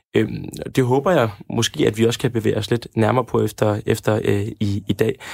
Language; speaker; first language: Danish; native; Danish